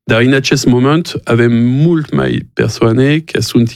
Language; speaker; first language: Romanian; non-native, fluent; French